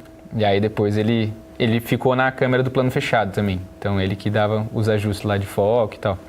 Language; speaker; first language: Portuguese; native; Portuguese